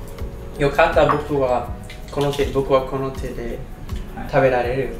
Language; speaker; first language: Japanese; non-native, learner; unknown